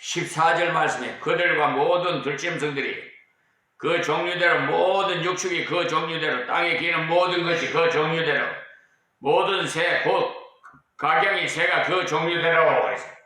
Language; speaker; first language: Korean; native; Korean